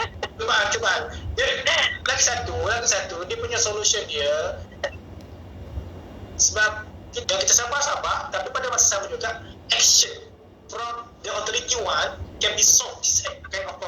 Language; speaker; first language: Malay; native; Malay